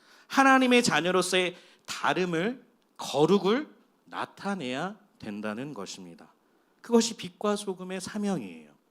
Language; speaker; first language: Korean; native; Korean